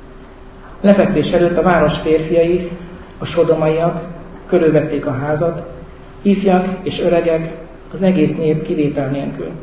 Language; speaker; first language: Hungarian; native; Hungarian